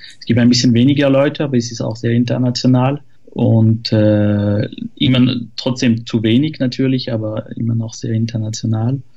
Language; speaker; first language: German; non-native, fluent; French